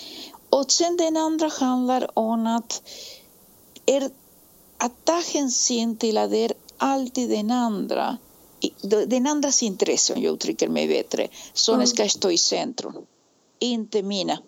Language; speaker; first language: Swedish; non-native, fluent; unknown